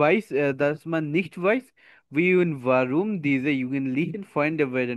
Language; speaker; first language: German; non-native, learner; Bangla